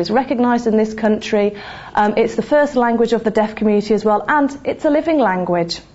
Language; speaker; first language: English; native; English